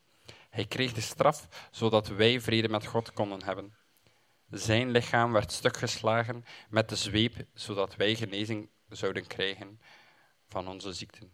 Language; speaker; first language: Dutch; native; Dutch